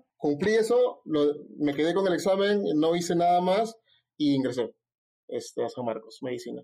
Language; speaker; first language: Spanish; native; Spanish